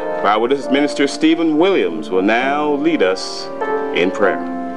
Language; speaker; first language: English; native; English